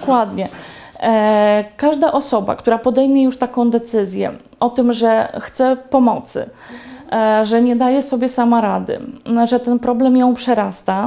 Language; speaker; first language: Polish; native; Polish